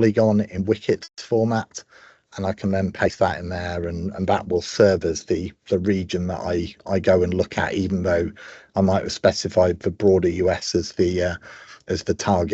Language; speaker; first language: English; native; English